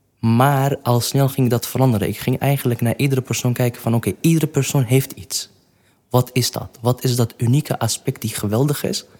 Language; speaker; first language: Dutch; non-native, fluent; Kurdish